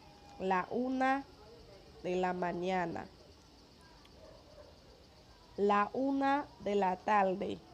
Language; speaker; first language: Spanish; non-native, fluent; Haitian Creole